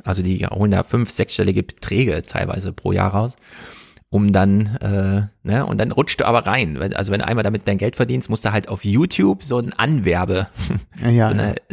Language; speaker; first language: German; native; German